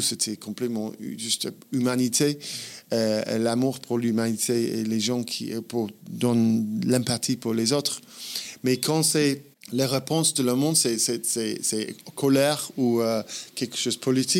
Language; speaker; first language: French; non-native, fluent; English